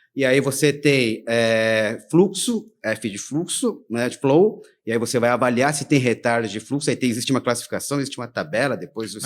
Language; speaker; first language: Portuguese; early bilingual, other home language; Korean